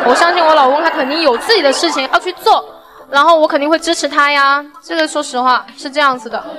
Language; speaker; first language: Chinese; native; Chinese